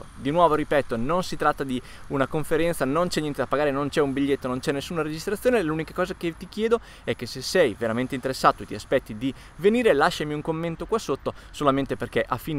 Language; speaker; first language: Italian; native; Italian